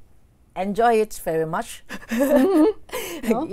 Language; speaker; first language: English; non-native, learner; Cantonese